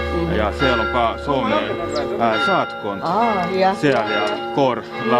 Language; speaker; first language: Finnish; non-native, learner; Estonian